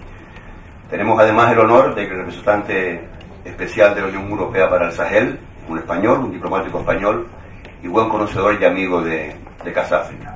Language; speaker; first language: Spanish; native; Spanish